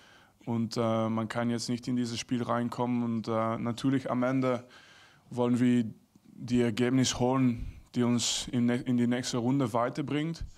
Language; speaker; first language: German; non-native, fluent; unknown